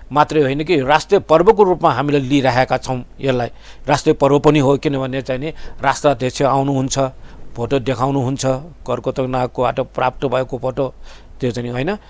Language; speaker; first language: Nepali; non-native, local second language; Newari